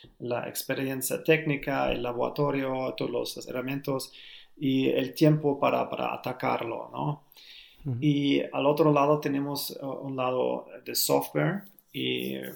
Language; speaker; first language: Spanish; non-native, learner; German